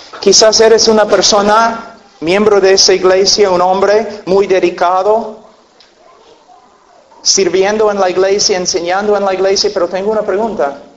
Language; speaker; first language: Spanish; non-native, fluent; English